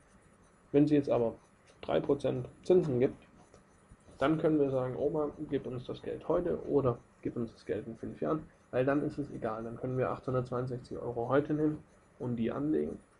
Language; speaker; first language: German; native; German